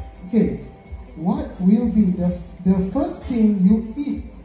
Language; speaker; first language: English; non-native, local second language; Malay